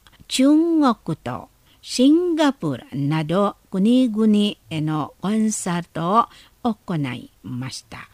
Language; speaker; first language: Japanese; non-native, fluent; Indonesian